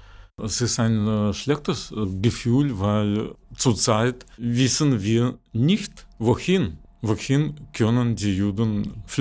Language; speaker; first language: German; non-native, fluent; Russian